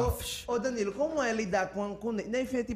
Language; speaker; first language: Portuguese; native; Portuguese